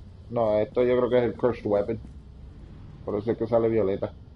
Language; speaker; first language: Spanish; native; Spanish